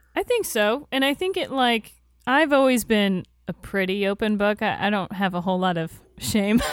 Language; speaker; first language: English; native; English